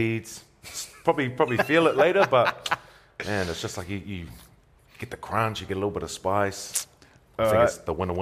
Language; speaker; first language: English; native; English